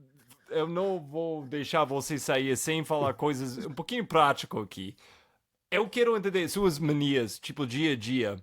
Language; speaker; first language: Portuguese; non-native, fluent; English